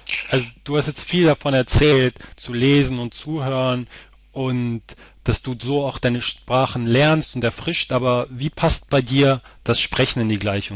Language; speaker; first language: German; native; German